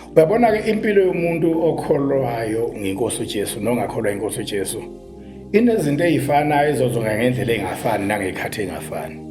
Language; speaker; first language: Zulu; native; Zulu